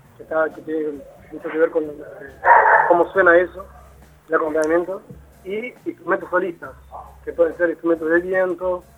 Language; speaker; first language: Spanish; non-native, fluent; Portuguese